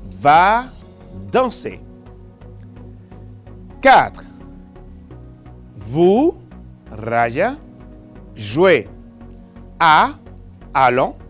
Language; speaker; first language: French; non-native, fluent; Spanish